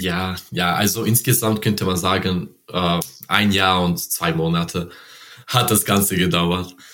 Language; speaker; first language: German; non-native, learner; Serbian